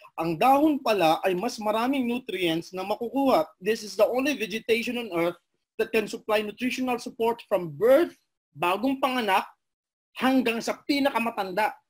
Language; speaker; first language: Filipino; non-native, local second language; Cebuano